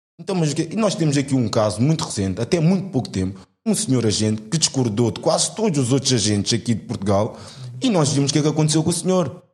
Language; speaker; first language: Portuguese; native; Portuguese